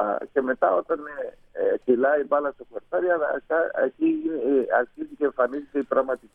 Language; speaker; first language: Greek; non-native, fluent; Spanish